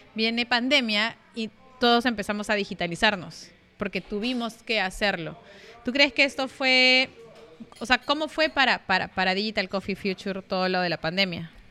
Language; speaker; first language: Spanish; native; Spanish